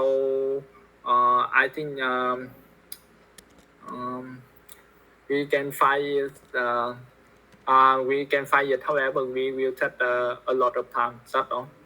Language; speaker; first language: English; non-native, learner; Vietnamese